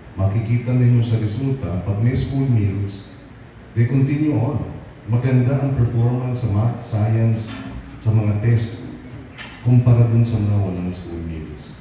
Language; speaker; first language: Filipino; native; Filipino